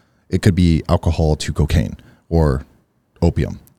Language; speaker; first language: English; early bilingual, other home language; Chinese